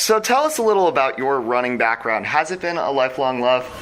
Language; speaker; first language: English; native; English